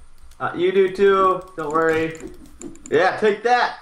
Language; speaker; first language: English; native; English